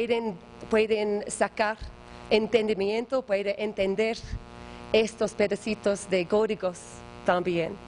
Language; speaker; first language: Spanish; non-native, learner; English